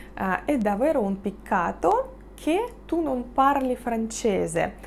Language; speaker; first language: Italian; non-native, fluent; Russian